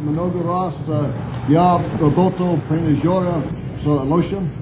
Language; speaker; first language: Russian; non-native, learner; English